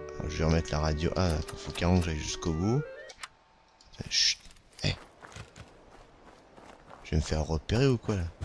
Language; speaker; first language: French; native; French